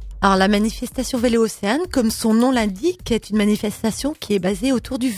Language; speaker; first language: French; native; French